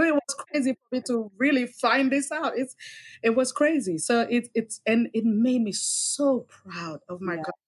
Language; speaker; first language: English; non-native, fluent; Haitian Creole